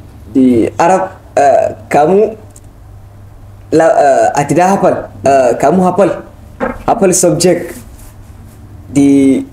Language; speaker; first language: Indonesian; non-native, learner; Hausa